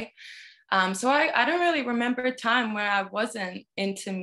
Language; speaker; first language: English; native; English